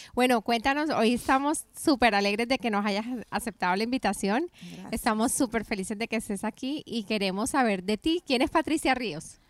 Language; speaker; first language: Spanish; native; Spanish